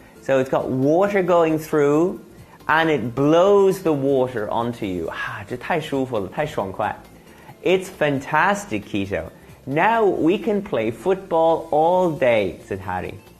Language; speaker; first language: English; native; English